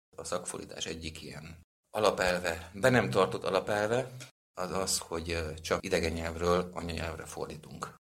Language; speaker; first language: Hungarian; native; Hungarian